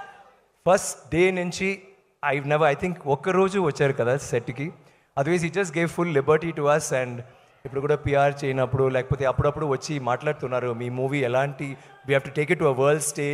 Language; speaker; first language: Telugu; non-native, learner; Tamil